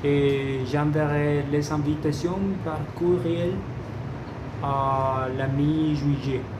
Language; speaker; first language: French; non-native, learner; Spanish